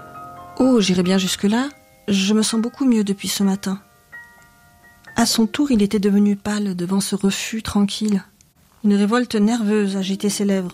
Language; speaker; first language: French; native; French